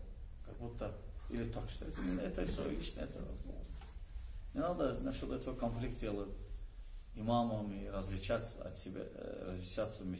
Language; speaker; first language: Russian; non-native, learner; Azerbaijani